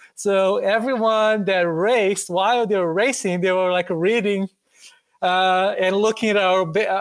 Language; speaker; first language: English; non-native, fluent; Portuguese